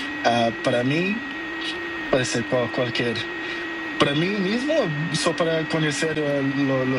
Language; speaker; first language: Spanish; non-native, learner; Portuguese